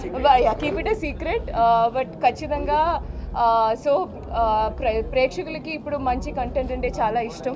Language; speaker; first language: Telugu; non-native, fluent; Malayalam